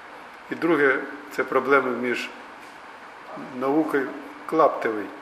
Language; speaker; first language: Ukrainian; native; Ukrainian